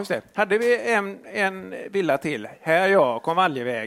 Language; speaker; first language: Swedish; native; Swedish